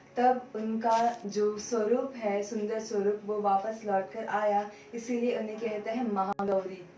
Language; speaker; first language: Hindi; non-native, local second language; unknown